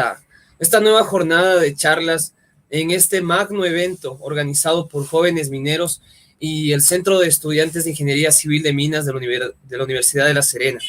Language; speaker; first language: Spanish; native; Spanish